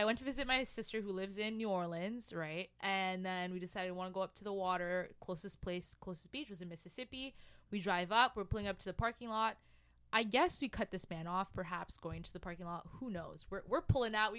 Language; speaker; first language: English; non-native, fluent; Rundi